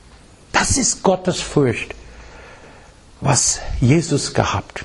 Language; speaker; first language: German; non-native, fluent; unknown